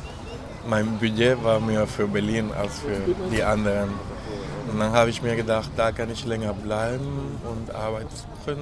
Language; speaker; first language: German; non-native, fluent; Spanish